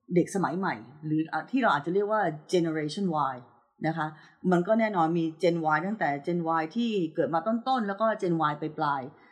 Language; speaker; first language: Thai; native; Thai